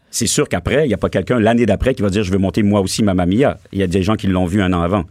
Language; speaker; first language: French; native; French